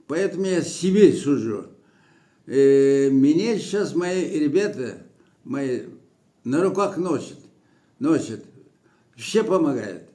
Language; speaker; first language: Russian; non-native, local second language; Kyrgyz